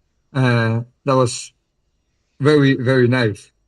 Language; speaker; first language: English; non-native, learner; Dutch